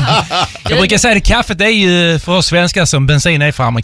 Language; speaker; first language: Swedish; native; Swedish